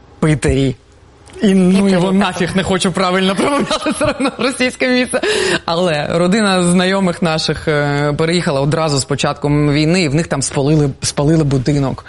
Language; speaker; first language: Ukrainian; non-native, local second language; Russian